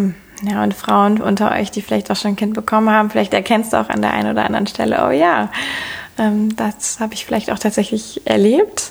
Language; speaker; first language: German; native; German